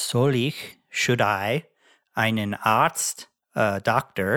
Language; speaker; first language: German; non-native, learner; English